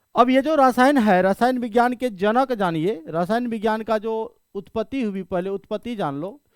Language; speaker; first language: Hindi; native; Hindi